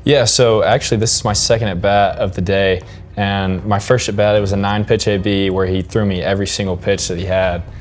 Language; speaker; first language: English; native; English